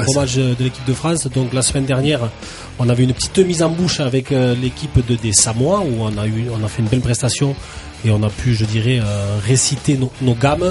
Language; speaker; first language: French; native; French